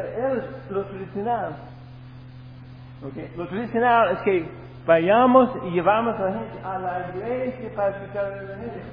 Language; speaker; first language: Spanish; non-native, fluent; English